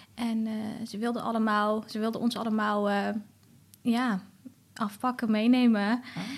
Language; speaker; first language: Dutch; early bilingual, other home language; Arabic